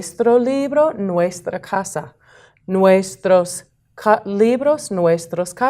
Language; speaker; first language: Spanish; non-native, fluent; English